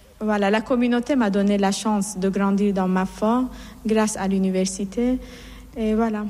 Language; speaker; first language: French; non-native, fluent; Persian